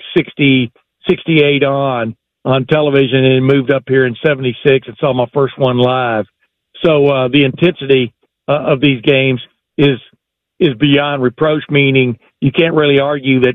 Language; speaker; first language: English; native; English